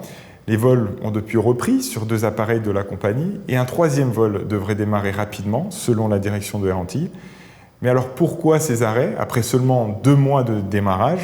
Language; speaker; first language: French; native; French